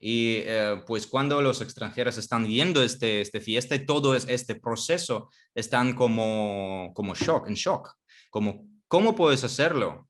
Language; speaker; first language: Spanish; non-native, fluent; Russian